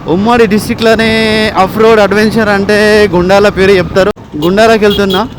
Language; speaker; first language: Telugu; non-native, local second language; Gondi